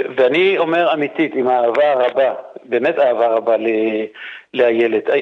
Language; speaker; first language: Hebrew; native; Hebrew